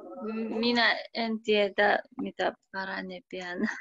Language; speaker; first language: Finnish; non-native, learner; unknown